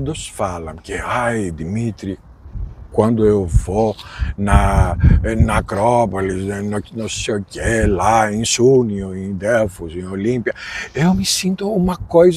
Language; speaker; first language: Portuguese; non-native, fluent; Greek